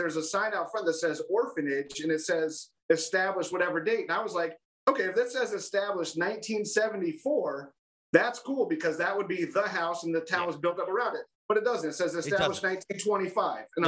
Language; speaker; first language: English; native; English